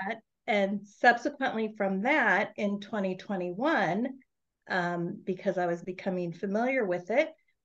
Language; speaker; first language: English; native; English